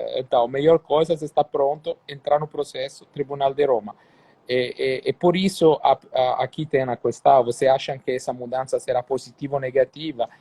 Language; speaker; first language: Portuguese; non-native, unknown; Italian